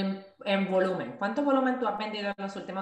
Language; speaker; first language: Spanish; native; Spanish